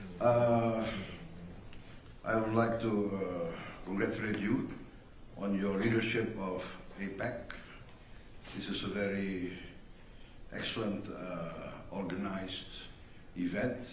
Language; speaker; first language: English; non-native, fluent; Indonesian